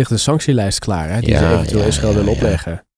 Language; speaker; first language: Dutch; native; Dutch